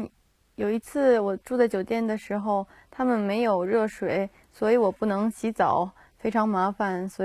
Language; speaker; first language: Chinese; non-native, learner; Japanese